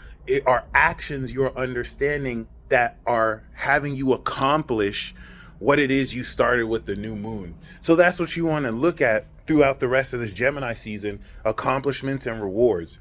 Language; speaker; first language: English; native; English